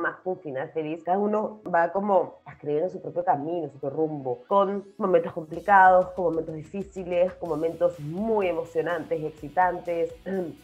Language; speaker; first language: Spanish; native; Spanish